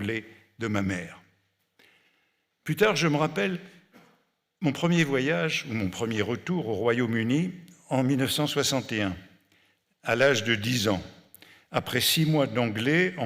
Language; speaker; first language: French; native; French